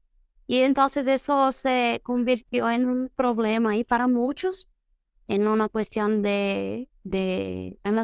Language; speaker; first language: Spanish; non-native, fluent; Portuguese